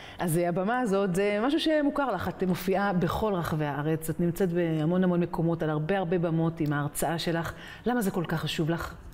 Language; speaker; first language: Hebrew; native; Hebrew